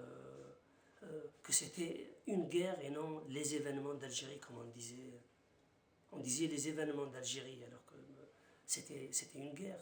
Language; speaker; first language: French; non-native, local second language; Arabic